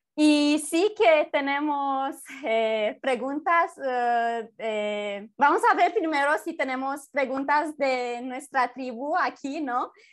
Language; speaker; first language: Spanish; native; Spanish